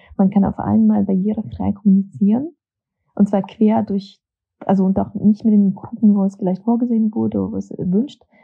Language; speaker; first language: German; early bilingual, other home language; Russian